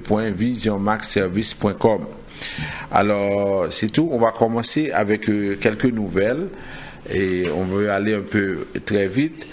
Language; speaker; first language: French; native; French